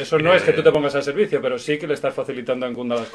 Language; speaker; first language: Spanish; native; Spanish